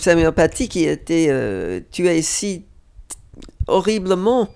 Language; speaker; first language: French; non-native, fluent; English